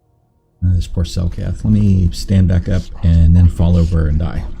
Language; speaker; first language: English; native; English